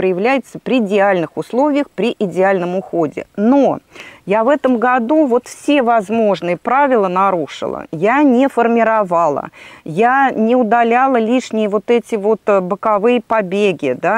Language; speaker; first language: Russian; native; Russian